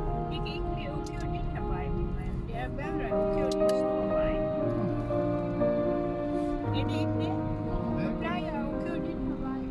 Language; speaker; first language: Danish; non-native, learner; Filipino